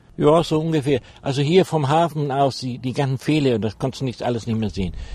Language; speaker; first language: German; native; German